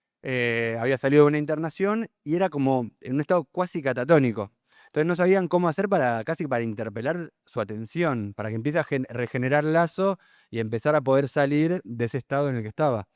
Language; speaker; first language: Spanish; native; Spanish